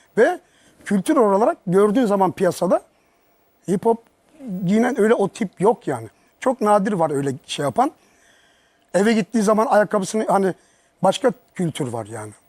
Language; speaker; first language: Turkish; early bilingual, heritage; Turkish